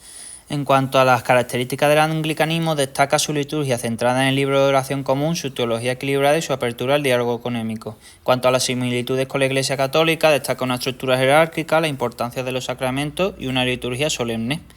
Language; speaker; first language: Spanish; native; Spanish